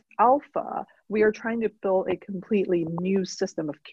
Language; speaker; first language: English; non-native, local second language; Cantonese